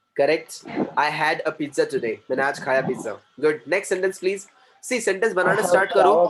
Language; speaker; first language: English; non-native, local second language; Hindi